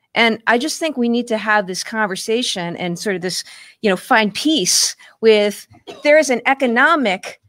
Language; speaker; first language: English; native; English